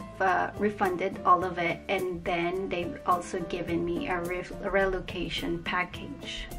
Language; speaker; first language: English; non-native, local second language; Filipino